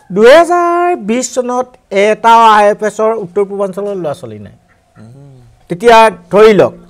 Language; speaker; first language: Assamese; non-native, local second language; Mising